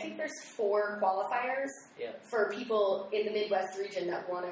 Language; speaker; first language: English; native; English